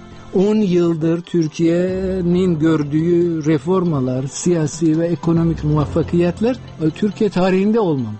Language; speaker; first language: Turkish; non-native, fluent; Uzbek